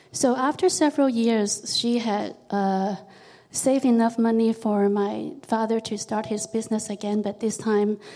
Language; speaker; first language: English; non-native, local second language; Cantonese